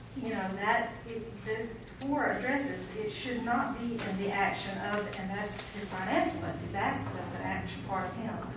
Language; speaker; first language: English; native; English